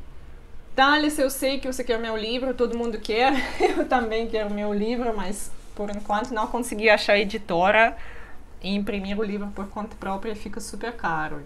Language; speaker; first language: Portuguese; non-native, fluent; Russian